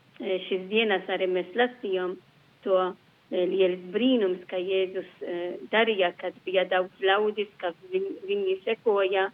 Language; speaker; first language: Latvian; non-native, learner; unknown